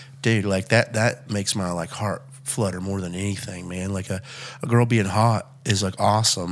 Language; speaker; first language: English; native; English